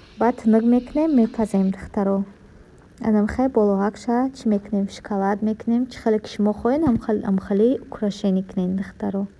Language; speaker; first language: Tajik; native; Tajik